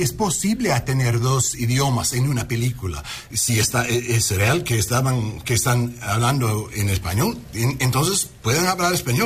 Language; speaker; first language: Spanish; non-native, learner; English